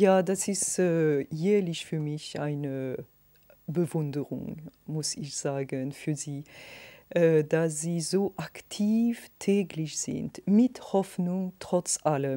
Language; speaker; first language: German; non-native, fluent; French